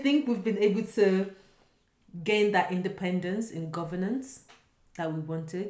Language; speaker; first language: English; non-native, local second language; Yoruba